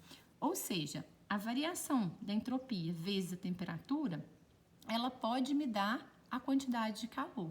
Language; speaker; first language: Portuguese; native; Portuguese